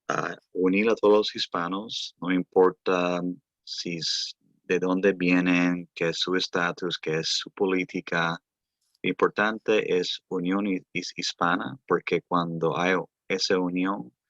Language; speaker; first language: Spanish; early bilingual, heritage; Spanish